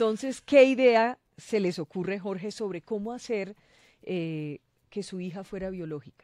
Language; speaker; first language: Spanish; native; Spanish